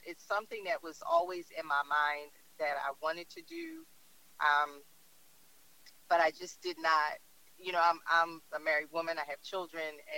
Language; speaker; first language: English; native; English